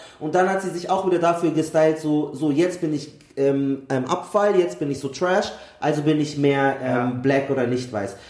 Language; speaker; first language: German; native; German